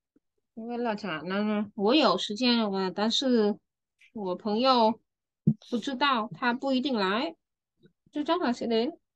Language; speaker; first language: Chinese; non-native, fluent; Vietnamese